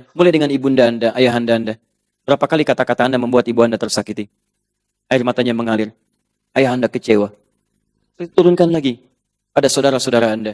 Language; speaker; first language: Indonesian; native; Indonesian